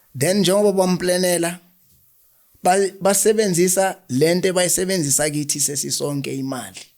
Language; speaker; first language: Zulu; native; Zulu